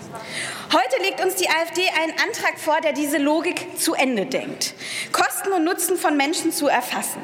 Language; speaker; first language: German; early bilingual, other home language; Persian